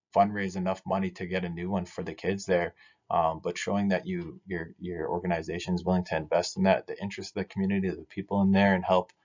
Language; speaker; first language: English; native; English